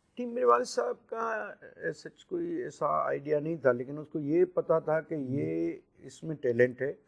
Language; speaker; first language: Urdu; non-native, local second language; Sindhi